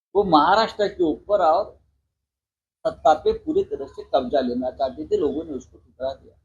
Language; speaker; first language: Hindi; non-native, local second language; Marathi